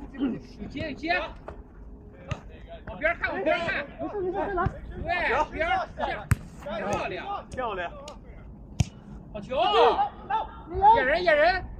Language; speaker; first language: Chinese; native; Chinese